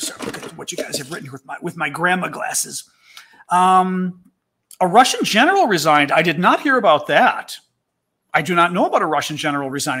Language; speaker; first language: English; native; English